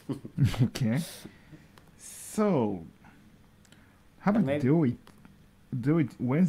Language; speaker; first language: English; non-native, learner; Japanese